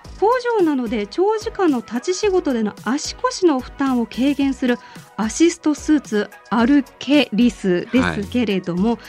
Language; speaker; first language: Japanese; native; Japanese